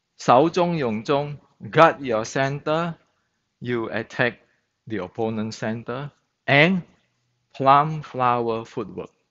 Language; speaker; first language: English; non-native, fluent; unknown